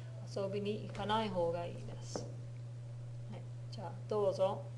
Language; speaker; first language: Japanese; non-native, fluent; English